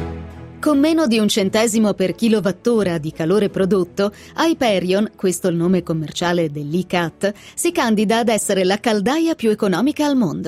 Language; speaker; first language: Italian; native; Italian